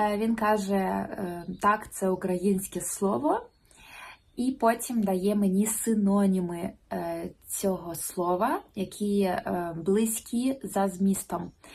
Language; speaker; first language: Ukrainian; non-native, local second language; Russian